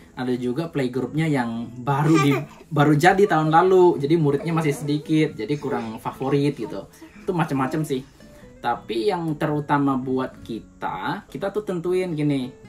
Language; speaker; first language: Indonesian; native; Indonesian